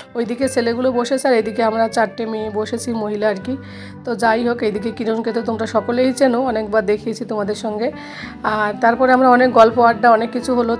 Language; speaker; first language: Bangla; native; Bangla